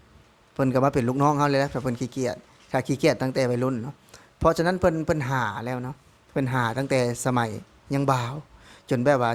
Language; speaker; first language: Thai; non-native, local second language; Lao